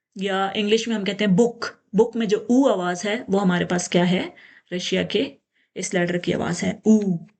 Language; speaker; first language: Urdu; native; Urdu